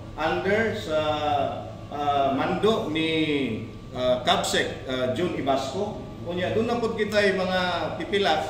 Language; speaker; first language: Cebuano; native; Cebuano